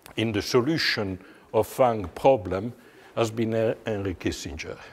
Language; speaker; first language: English; non-native, fluent; Italian